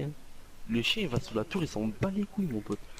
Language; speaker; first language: French; native; French